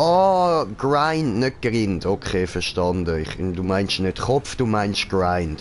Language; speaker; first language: German; native; German